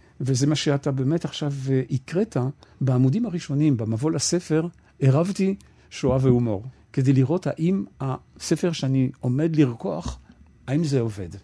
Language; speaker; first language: Hebrew; non-native, fluent; French